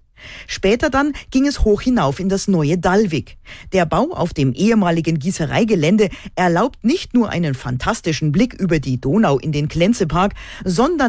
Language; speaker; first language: German; native; German